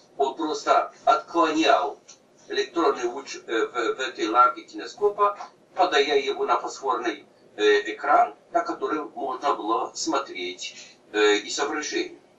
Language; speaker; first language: Russian; native; Russian